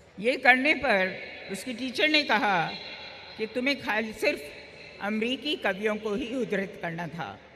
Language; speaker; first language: Hindi; native; Hindi